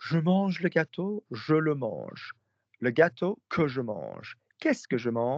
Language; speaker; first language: French; non-native, fluent; English